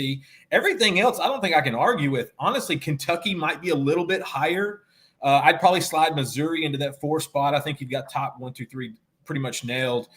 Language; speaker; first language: English; native; English